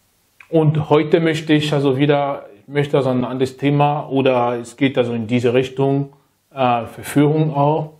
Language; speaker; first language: German; non-native, learner; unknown